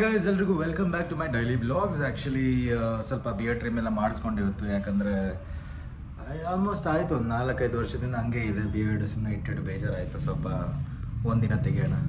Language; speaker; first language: Kannada; native; Kannada